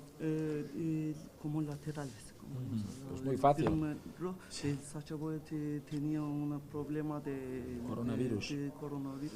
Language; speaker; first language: Spanish; non-native, learner; Turkish